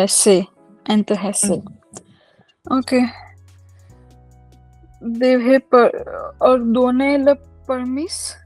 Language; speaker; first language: French; non-native, learner; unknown